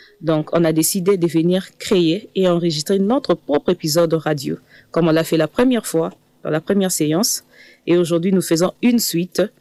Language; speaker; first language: French; native; French